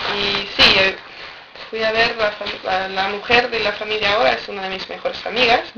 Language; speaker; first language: Spanish; non-native, learner; English